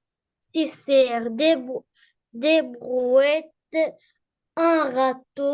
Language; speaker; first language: French; non-native, learner; Arabic